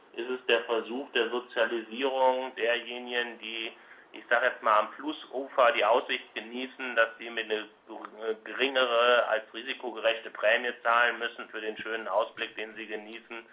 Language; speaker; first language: German; native; German